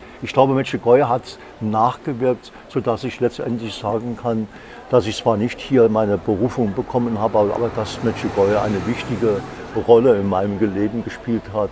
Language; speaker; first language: German; native; German